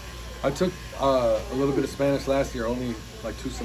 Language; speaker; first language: English; native; English